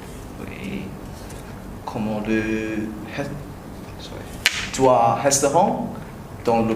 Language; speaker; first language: French; non-native, learner; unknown